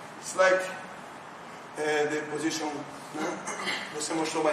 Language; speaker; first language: English; non-native, learner; Portuguese